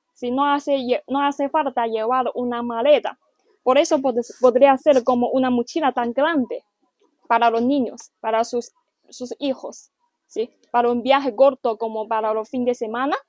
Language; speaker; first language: Spanish; non-native, learner; Chinese